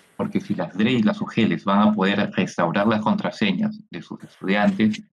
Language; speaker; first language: Spanish; native; Spanish